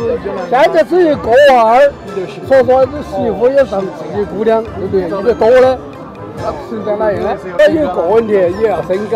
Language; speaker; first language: Chinese; native; Chinese